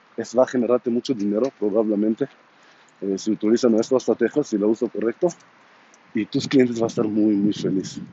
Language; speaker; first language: Spanish; non-native, fluent; Hebrew